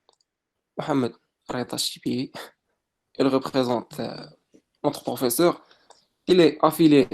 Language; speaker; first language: French; non-native, local second language; Arabic